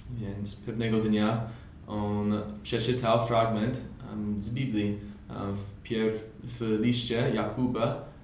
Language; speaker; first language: Polish; non-native, learner; English